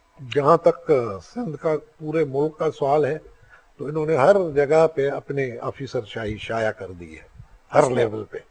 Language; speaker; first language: Urdu; non-native, local second language; Sindhi